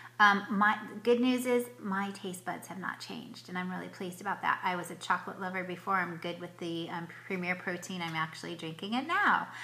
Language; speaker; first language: English; native; English